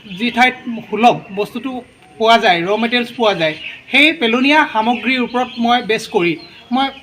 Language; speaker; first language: Assamese; native; Assamese